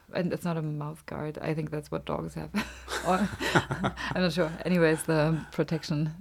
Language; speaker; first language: English; non-native, fluent; German